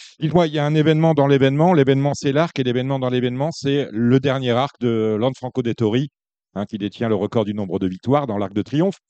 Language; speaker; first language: French; native; French